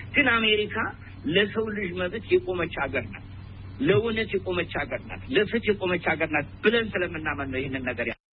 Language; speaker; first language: Amharic; native; Amharic